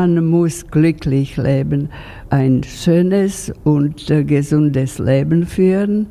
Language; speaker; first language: German; non-native, fluent; Slovak